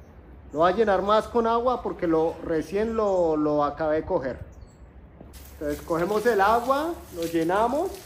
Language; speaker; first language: Spanish; native; Spanish